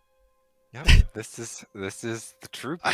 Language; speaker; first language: English; native; English